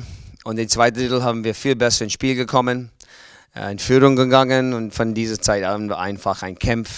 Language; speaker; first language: German; non-native, learner; English